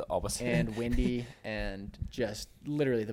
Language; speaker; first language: English; early bilingual, other home language; Spanish